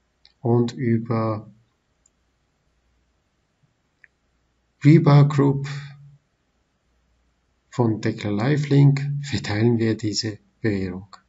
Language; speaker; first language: German; non-native, fluent; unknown